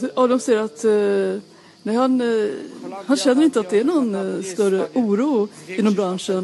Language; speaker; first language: Swedish; native; Swedish